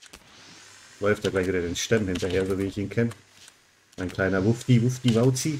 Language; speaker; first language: German; native; German